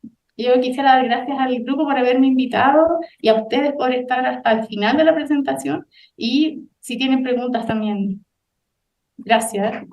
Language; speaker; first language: Spanish; native; Spanish